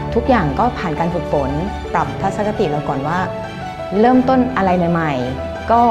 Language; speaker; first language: Thai; native; Thai